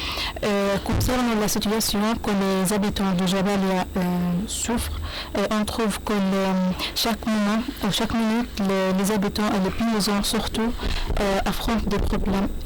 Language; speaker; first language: French; non-native, learner; Arabic